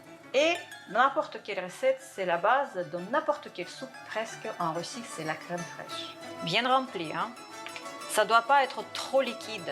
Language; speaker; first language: French; non-native, fluent; Russian